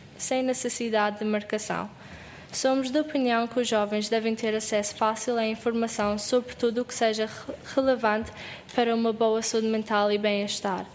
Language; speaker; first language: Portuguese; non-native, learner; English